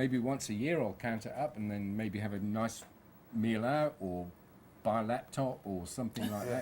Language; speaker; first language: English; native; English